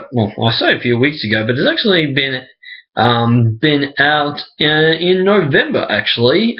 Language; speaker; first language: English; native; English